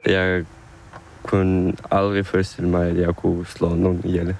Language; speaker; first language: Danish; non-native, fluent; Ukrainian